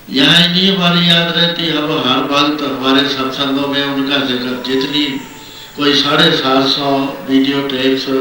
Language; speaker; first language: Hindi; non-native, local second language; Punjabi